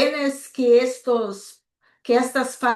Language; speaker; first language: Spanish; non-native, local second language; Portuguese